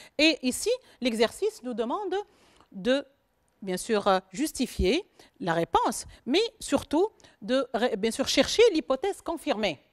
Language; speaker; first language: French; non-native, local second language; Arabic